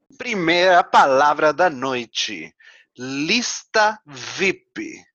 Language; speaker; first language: Portuguese; non-native, fluent; Spanish